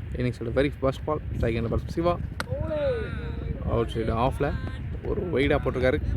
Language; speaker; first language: Tamil; native; Tamil